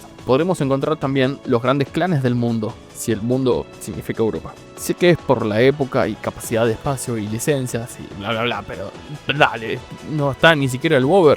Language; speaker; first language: Spanish; native; Spanish